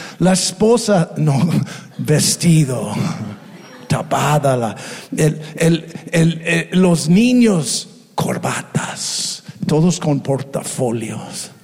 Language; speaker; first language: Spanish; non-native, fluent; English